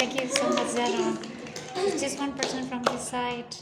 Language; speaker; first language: English; non-native, fluent; Indonesian